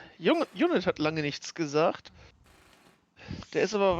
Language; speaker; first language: German; native; German